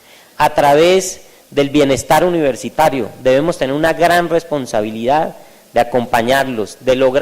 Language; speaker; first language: Spanish; native; Spanish